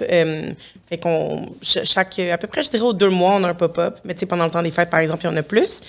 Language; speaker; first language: French; native; French